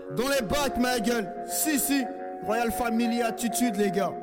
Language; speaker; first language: French; native; French